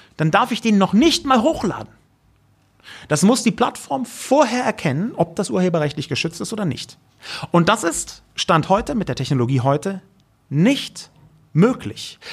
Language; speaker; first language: German; native; German